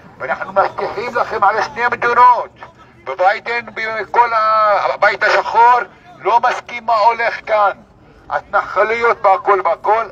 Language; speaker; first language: Hebrew; non-native, local second language; Arabic